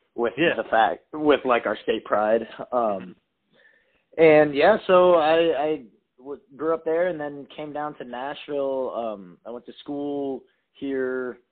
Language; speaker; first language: English; native; English